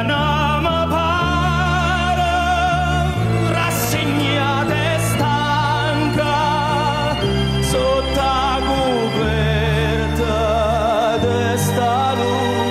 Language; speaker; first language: English; early bilingual, other home language; Sicilian